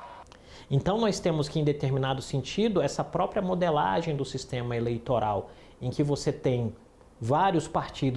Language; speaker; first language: Portuguese; native; Portuguese